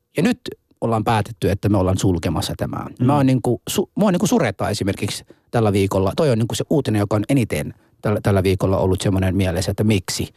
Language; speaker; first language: Finnish; non-native, fluent; Arabic